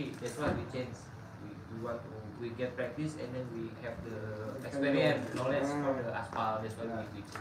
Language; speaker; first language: English; non-native, learner; Indonesian